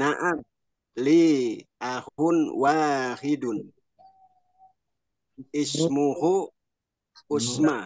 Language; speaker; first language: Arabic; non-native, learner; Indonesian